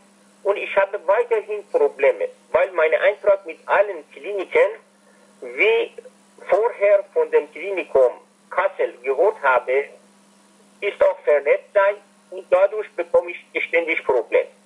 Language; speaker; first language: German; non-native, fluent; Persian